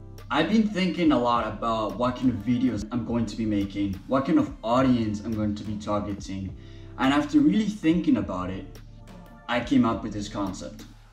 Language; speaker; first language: English; early bilingual, other home language; Spanish